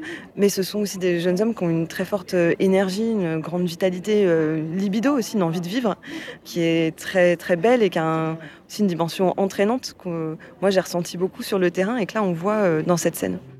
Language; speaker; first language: French; native; French